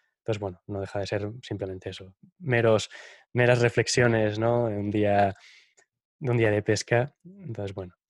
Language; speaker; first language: Spanish; native; Spanish